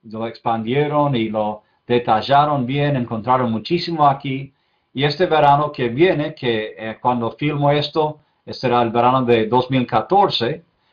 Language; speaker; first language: Spanish; non-native, fluent; English